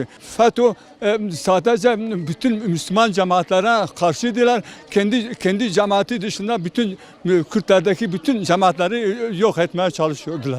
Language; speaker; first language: Turkish; non-native, local second language; Kurdish